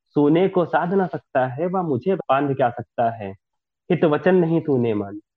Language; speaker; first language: Hindi; native; Hindi